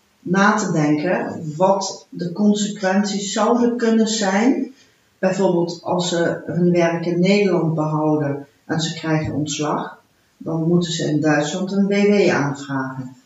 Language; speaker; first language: Dutch; early bilingual, heritage; Dutch